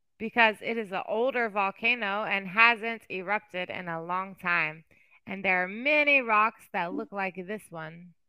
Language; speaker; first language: English; native; English